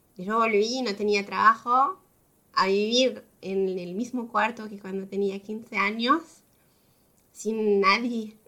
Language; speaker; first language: Spanish; non-native, fluent; French